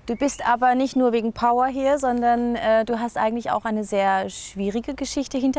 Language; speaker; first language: German; native; German